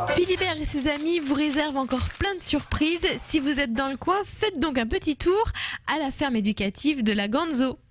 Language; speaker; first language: French; native; French